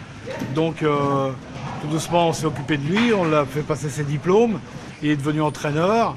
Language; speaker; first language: French; native; French